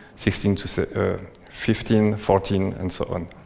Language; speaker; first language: English; non-native, fluent; French